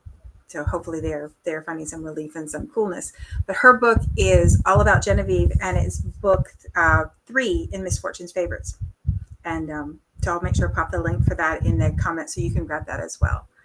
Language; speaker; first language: English; native; English